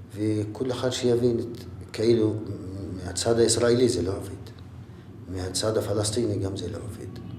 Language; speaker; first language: Hebrew; non-native, local second language; Arabic